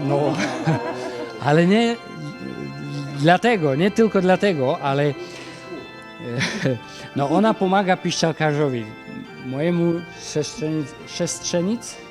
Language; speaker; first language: Polish; non-native, learner; Slovak